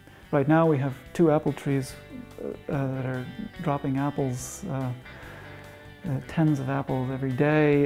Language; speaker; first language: English; native; English